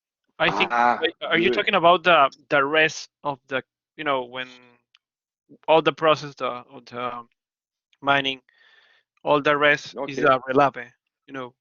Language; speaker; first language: English; non-native, learner; Spanish